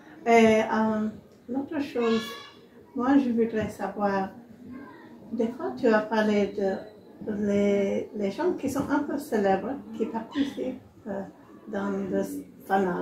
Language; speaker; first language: French; non-native, learner; English